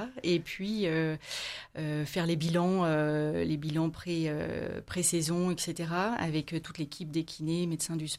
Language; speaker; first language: French; native; French